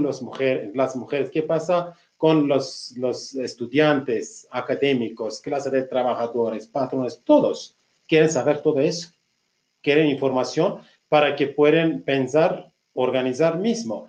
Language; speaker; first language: Spanish; non-native, fluent; Kurdish